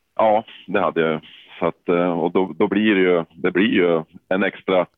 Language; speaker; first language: Swedish; native; Swedish